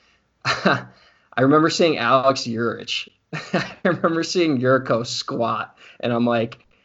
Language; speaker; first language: English; native; English